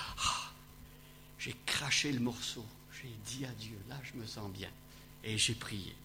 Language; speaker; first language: French; native; French